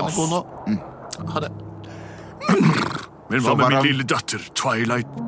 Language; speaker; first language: Norwegian; native; Norwegian